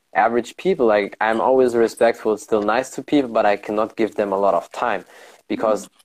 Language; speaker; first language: English; early bilingual, heritage; German